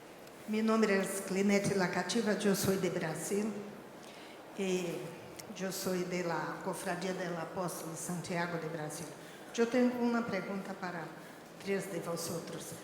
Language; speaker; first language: Spanish; non-native, learner; Portuguese